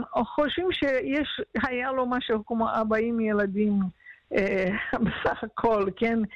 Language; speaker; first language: Hebrew; non-native, fluent; Portuguese